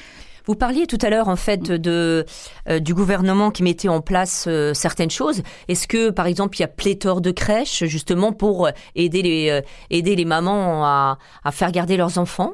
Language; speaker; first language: French; native; French